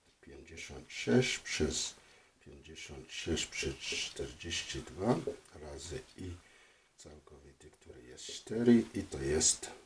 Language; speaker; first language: Polish; non-native, fluent; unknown